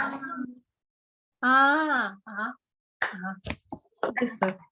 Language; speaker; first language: Korean; non-native, learner; Russian